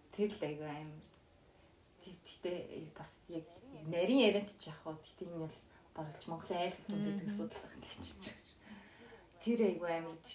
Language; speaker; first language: Mongolian; early bilingual, heritage; Mongolian